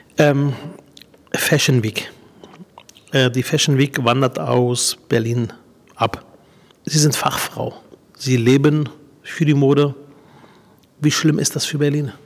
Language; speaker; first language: German; early bilingual, other home language; Arabic